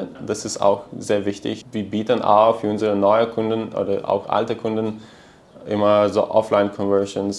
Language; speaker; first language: German; non-native, learner; Lithuanian